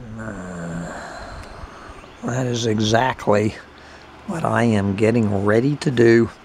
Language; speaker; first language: English; native; English